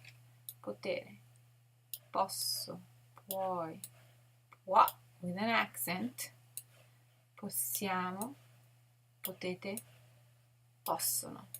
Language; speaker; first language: Italian; non-native, fluent; English